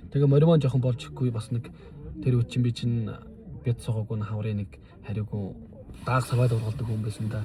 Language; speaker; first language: Mongolian; native; Mongolian